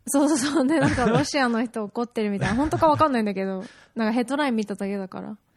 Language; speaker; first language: Japanese; early bilingual, heritage; Japanese